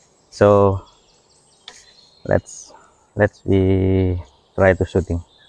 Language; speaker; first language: English; non-native, learner; Indonesian